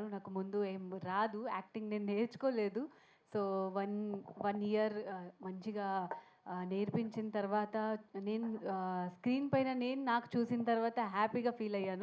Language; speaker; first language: Telugu; non-native, learner; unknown